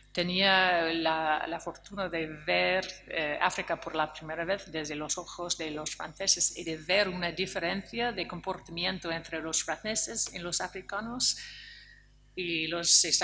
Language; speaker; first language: Spanish; non-native, fluent; English